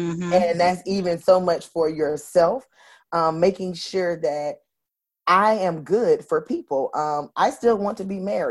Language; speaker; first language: English; native; English